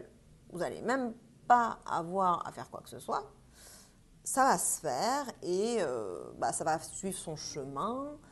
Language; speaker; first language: French; native; French